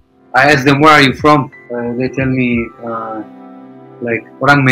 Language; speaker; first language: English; non-native, fluent; Hebrew